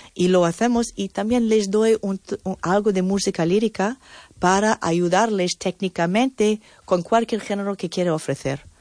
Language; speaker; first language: Spanish; non-native, fluent; English